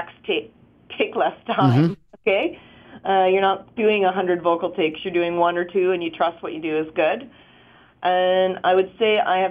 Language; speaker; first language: English; native; English